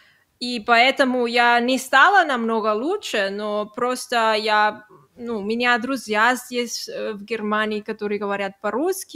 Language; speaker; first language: Russian; non-native, learner; Catalan